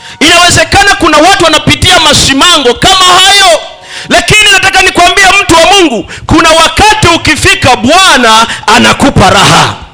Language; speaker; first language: Swahili; native; Swahili